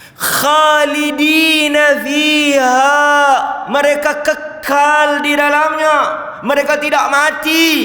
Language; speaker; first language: Malay; native; Malay